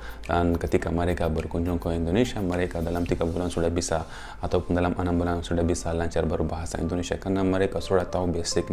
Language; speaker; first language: Indonesian; non-native, fluent; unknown